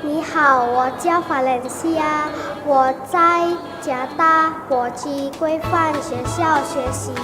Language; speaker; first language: Chinese; non-native, learner; Indonesian